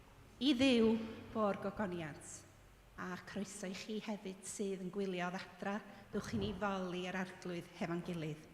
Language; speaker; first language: Welsh; native; Welsh